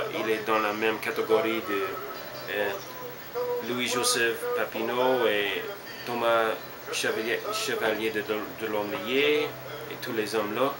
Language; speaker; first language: French; non-native, learner; English